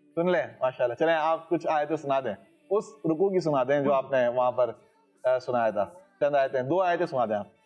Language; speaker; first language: Urdu; native; Urdu